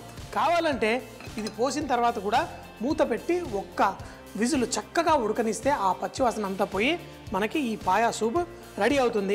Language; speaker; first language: Telugu; native; Telugu